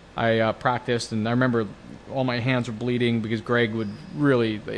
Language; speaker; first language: English; native; English